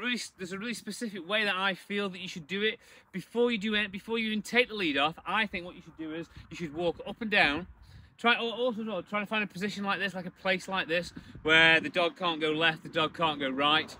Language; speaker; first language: English; native; English